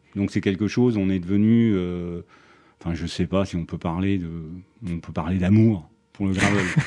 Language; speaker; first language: French; native; French